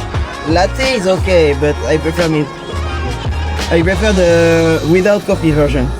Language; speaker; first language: English; non-native, fluent; French